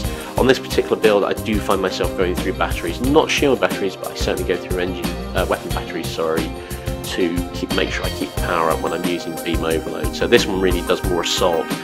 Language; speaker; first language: English; native; English